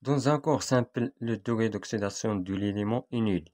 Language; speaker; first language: French; non-native, local second language; Arabic